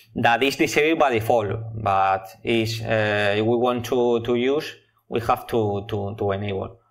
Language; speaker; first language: English; non-native, learner; Spanish